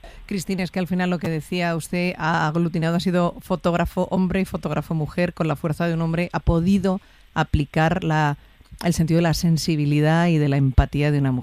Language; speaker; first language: Spanish; native; Spanish